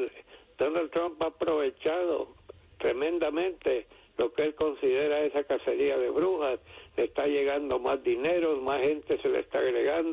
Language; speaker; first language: Spanish; native; Spanish